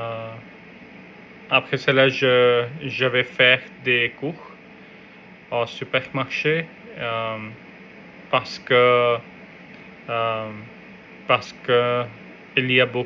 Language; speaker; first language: French; non-native, learner; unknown